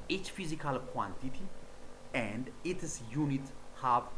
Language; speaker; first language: English; non-native, local second language; Amharic